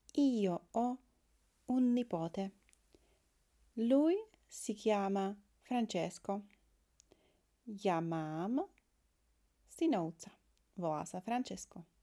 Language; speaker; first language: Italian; non-native, fluent; Slovak